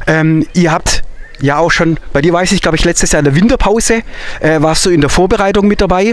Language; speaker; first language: German; native; German